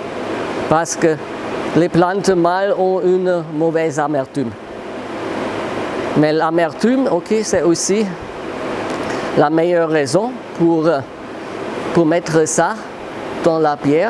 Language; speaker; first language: French; non-native, fluent; German